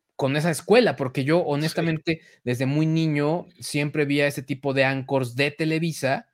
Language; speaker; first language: Spanish; native; Spanish